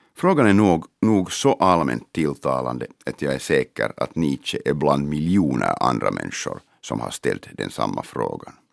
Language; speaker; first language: Swedish; non-native, local second language; Finnish